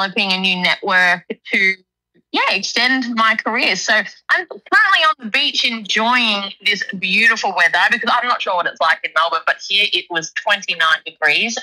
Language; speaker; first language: English; native; English